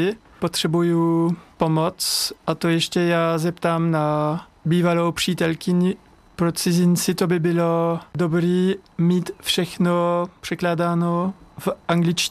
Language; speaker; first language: Czech; non-native, fluent; French